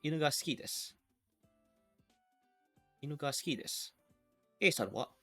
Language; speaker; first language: Japanese; non-native, learner; English